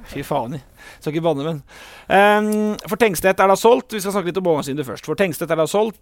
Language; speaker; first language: Norwegian; native; Norwegian